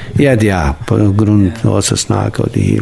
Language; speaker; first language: Danish; non-native, learner; Bosnian